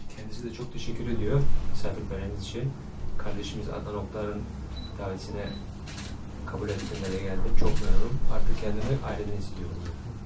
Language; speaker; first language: Turkish; native; Turkish